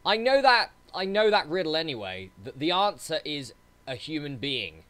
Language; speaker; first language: English; native; English